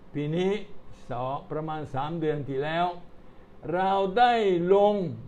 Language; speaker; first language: Thai; non-native, fluent; Italian